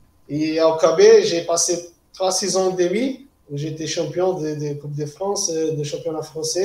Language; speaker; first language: French; non-native, fluent; Portuguese